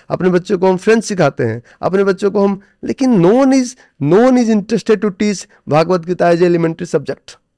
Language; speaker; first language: Hindi; native; Hindi